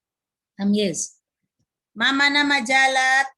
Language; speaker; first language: Arabic; non-native, fluent; Indonesian